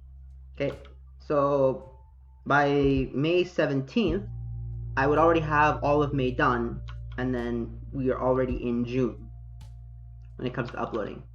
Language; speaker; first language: English; native; English